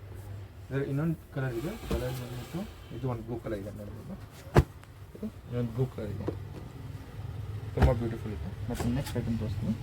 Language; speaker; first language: Kannada; non-native, local second language; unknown